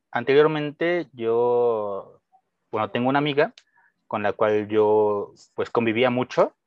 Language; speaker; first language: Spanish; native; Spanish